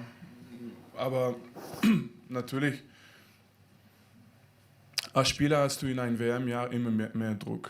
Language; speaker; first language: German; non-native, fluent; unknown